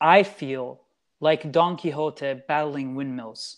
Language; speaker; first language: English; early bilingual, other home language; Italian